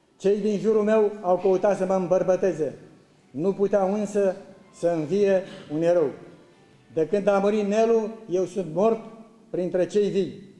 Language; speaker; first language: Romanian; native; Romanian